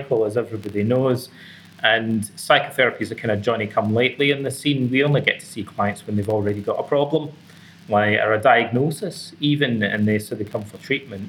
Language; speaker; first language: English; native; English